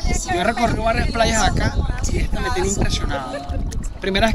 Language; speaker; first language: Spanish; native; Spanish